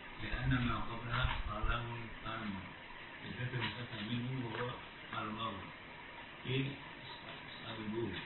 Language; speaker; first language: Arabic; non-native, learner; Indonesian